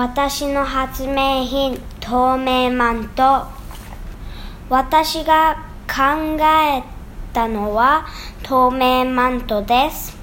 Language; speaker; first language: Japanese; early bilingual, heritage; Japanese